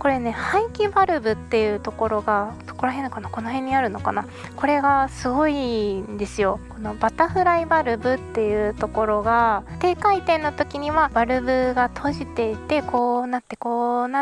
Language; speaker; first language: Japanese; native; Japanese